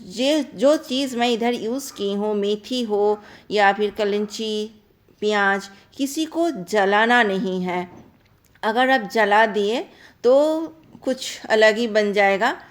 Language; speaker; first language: Hindi; non-native, local second language; Bangla